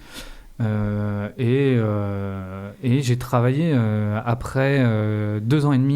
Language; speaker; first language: French; native; French